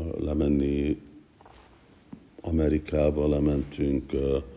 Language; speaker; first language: Hungarian; early bilingual, heritage; Hungarian